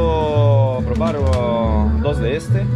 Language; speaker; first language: Spanish; non-native, learner; Italian